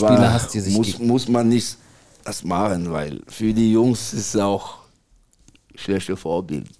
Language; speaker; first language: German; non-native, fluent; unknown